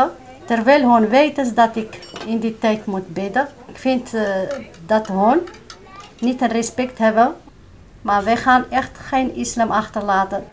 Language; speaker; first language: Dutch; non-native, learner; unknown